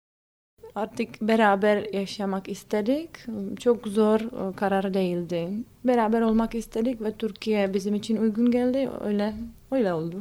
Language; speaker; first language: Turkish; non-native, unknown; Czech